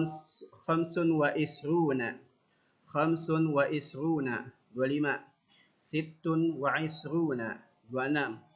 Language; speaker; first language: Arabic; non-native, fluent; Indonesian